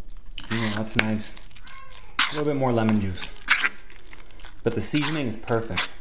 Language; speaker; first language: English; native; English